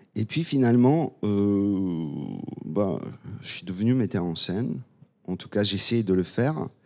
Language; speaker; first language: French; non-native, fluent; Bulgarian